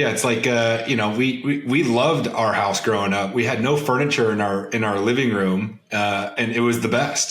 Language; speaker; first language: English; native; English